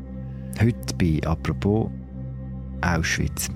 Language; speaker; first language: German; native; German